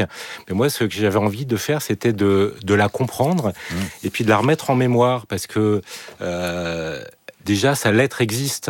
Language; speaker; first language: French; native; French